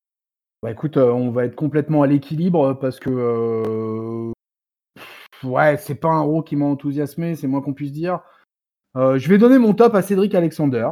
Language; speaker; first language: French; native; French